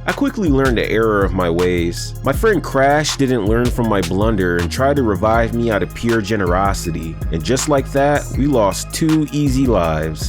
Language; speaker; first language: English; native; English